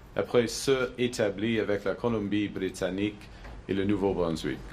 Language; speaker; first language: French; non-native, local second language; English